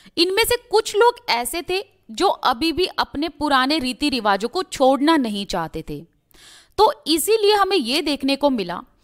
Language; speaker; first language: Hindi; native; Hindi